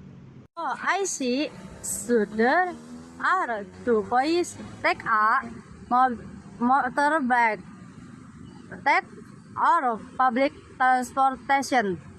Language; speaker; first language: English; non-native, learner; Indonesian